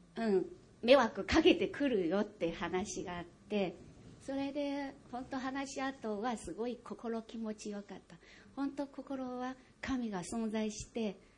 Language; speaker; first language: Japanese; non-native, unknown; Chinese